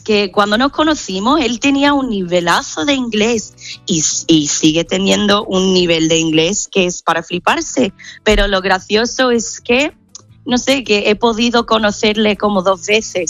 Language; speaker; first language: Spanish; non-native, fluent; English